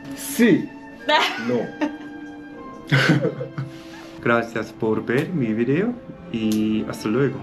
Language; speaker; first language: Spanish; non-native, learner; Korean